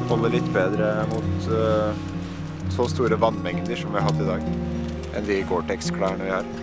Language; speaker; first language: Norwegian; native; Norwegian